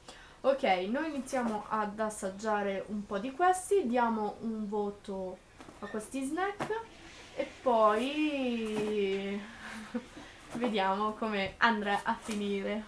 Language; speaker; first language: Italian; native; Italian